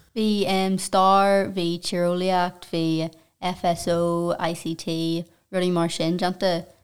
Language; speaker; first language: Irish; non-native, local second language; English